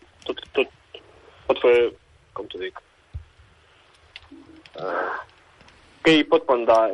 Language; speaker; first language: Catalan; non-native, fluent; Ukrainian